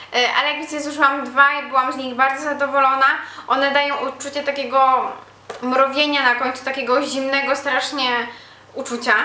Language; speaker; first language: Polish; native; Polish